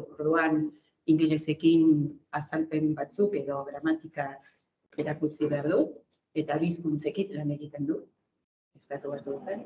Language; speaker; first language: Basque; non-native, fluent; Spanish